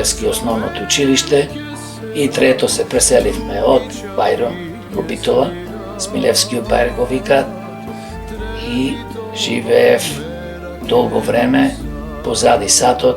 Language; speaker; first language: Macedonian; native; Macedonian